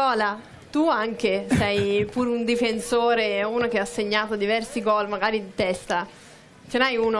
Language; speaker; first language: Italian; native; Italian